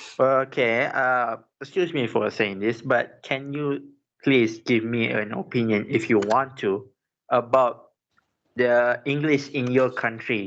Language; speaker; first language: English; non-native, local second language; Malay